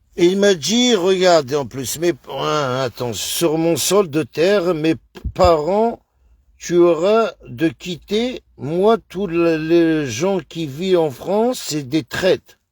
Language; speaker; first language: French; native; French